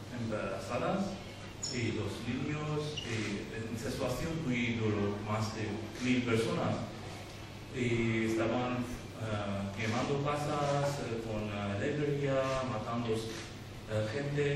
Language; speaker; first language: Spanish; non-native, learner; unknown